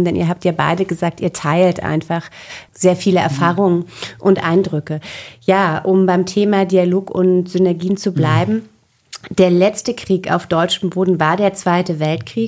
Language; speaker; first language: German; native; German